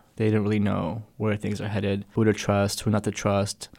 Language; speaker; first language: English; early bilingual, other home language; Arabic